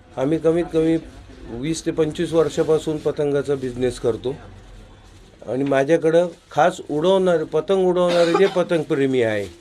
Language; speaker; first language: Marathi; non-native, local second language; Gujarati